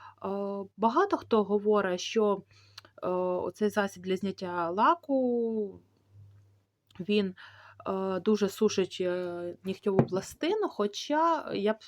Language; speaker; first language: Ukrainian; native; Ukrainian